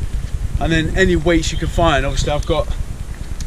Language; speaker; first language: English; native; English